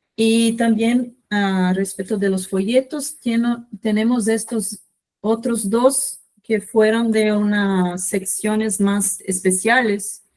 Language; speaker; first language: Spanish; non-native, fluent; Portuguese